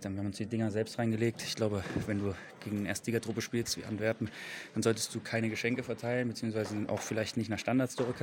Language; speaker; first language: German; native; German